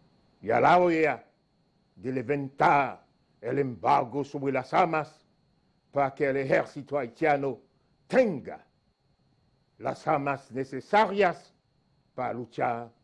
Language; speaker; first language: Spanish; non-native, fluent; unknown